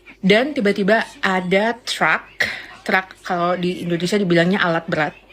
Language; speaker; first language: Indonesian; native; Indonesian